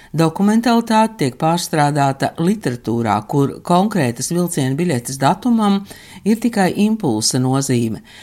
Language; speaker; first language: Latvian; native; Latvian